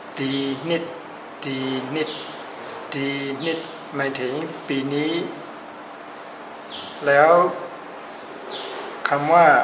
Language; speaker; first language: Thai; non-native, fluent; Burmese